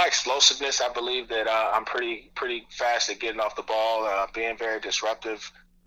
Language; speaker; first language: English; native; English